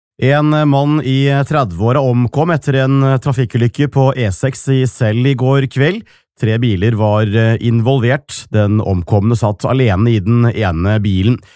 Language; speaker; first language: Norwegian; native; Norwegian